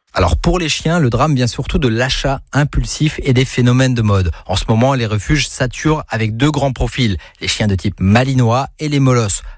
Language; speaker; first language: French; native; French